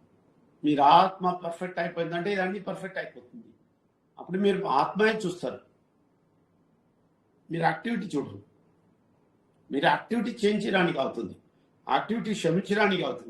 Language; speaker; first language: Telugu; non-native, learner; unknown